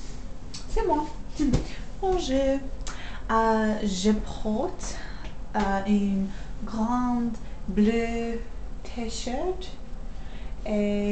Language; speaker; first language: French; non-native, learner; English